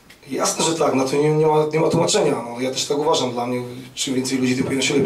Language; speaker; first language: Polish; native; Polish